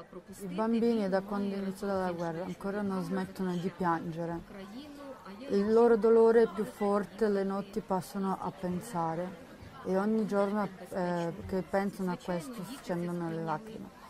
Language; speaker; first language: Italian; non-native, fluent; Ukrainian